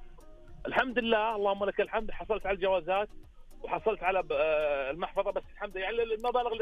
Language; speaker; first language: Arabic; native; Arabic